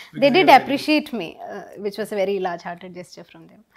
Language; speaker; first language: English; non-native, local second language; Malayalam